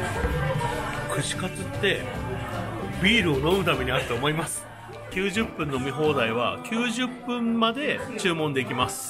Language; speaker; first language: Japanese; native; Japanese